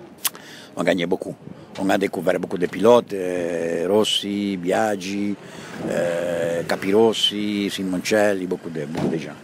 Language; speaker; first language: French; non-native, fluent; Italian